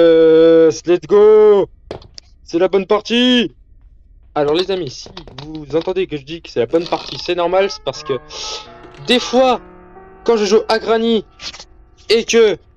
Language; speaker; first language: French; native; French